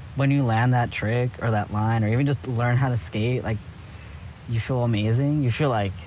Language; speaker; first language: English; early bilingual, other home language; Spanish